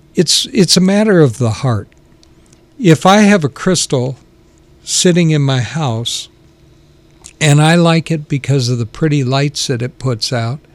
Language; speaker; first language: English; native; English